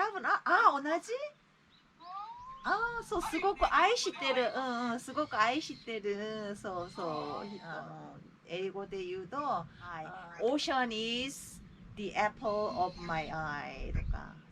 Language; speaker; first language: Japanese; non-native, fluent; Korean